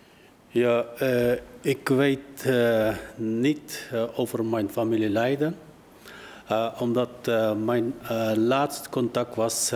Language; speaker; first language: Dutch; non-native, learner; Uyghur